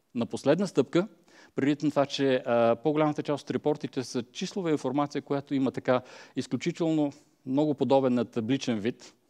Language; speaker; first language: Bulgarian; native; Bulgarian